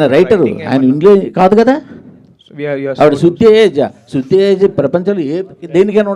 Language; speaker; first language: Telugu; native; Telugu